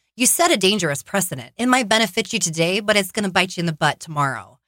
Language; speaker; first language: English; native; English